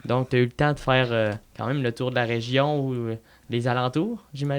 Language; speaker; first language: French; native; French